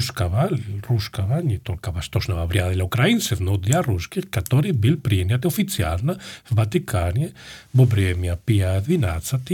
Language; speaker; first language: Russian; non-native, fluent; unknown